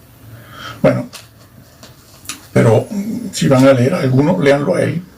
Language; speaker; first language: Spanish; native; Spanish